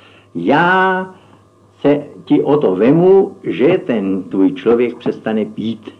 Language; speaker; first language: Czech; native; Czech